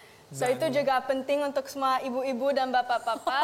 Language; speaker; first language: Indonesian; non-native, local second language; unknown